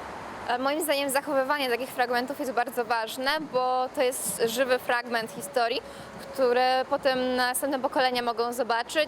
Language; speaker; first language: Polish; native; Polish